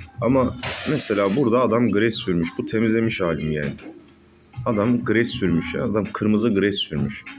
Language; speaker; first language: Turkish; native; Turkish